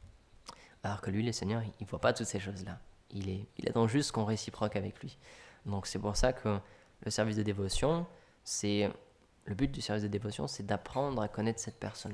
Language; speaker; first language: French; native; French